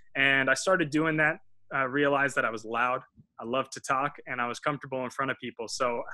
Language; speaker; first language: English; native; English